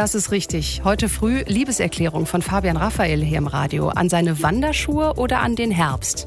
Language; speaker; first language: German; native; German